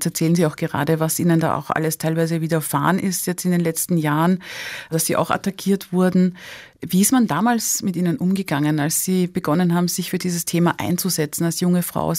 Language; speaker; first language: German; native; German